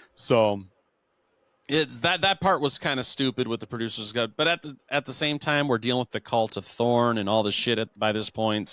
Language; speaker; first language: English; native; English